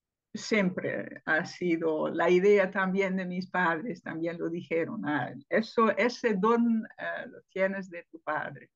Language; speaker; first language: Spanish; non-native, fluent; Dutch